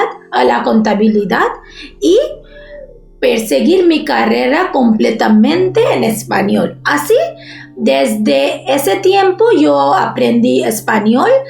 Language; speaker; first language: Spanish; non-native, learner; Bangla